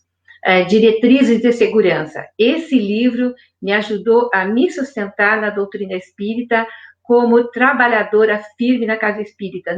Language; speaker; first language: Portuguese; native; Portuguese